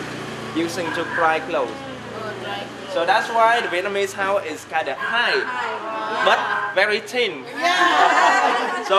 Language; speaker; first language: English; non-native, learner; Vietnamese